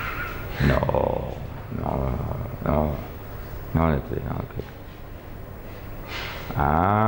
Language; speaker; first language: Italian; non-native, learner; Russian